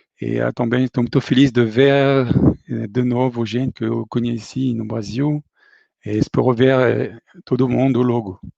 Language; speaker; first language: Portuguese; non-native, fluent; French